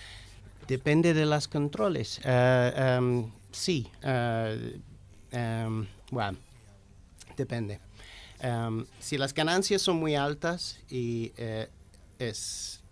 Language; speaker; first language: Spanish; non-native, fluent; English